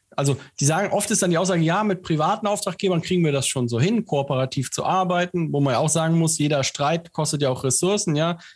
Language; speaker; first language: German; native; German